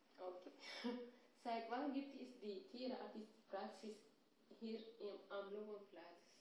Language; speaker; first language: German; non-native, learner; Tigrinya